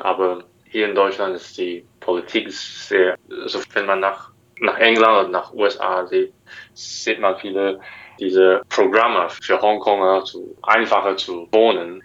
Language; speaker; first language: German; non-native, learner; Cantonese